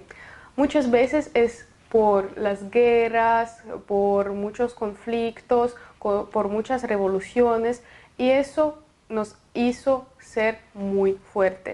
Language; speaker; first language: Spanish; non-native, fluent; Russian